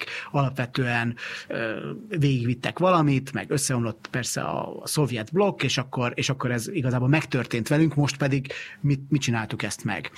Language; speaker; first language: Hungarian; native; Hungarian